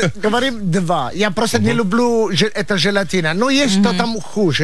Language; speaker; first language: Russian; non-native, learner; Italian